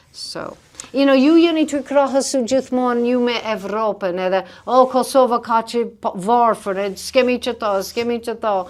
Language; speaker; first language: Albanian; non-native, fluent; English